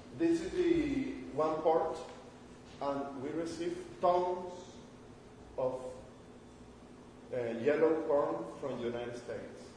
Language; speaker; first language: English; non-native, learner; Spanish